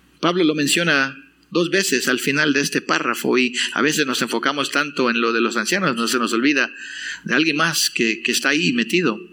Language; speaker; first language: Spanish; non-native, fluent; English